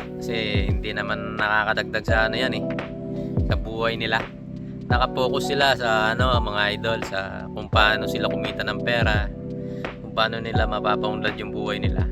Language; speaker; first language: Filipino; non-native, local second language; Pampanga